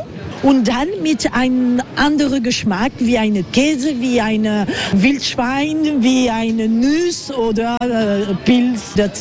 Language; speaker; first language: German; non-native, learner; French